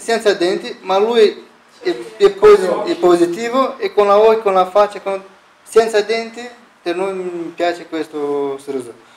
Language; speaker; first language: Italian; non-native, learner; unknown